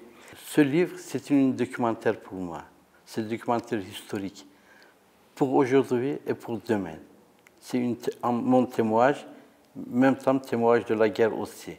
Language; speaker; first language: French; non-native, learner; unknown